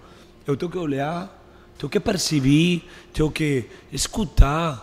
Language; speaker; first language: Portuguese; non-native, learner; Spanish